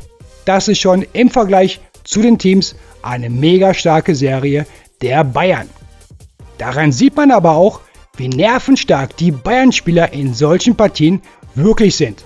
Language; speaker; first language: German; native; German